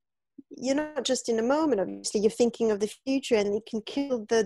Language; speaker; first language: English; non-native, fluent; French